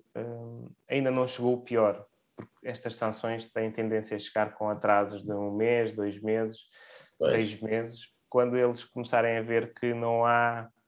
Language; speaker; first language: Portuguese; early bilingual, other home language; Ukrainian